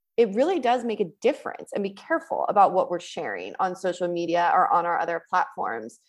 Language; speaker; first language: English; native; English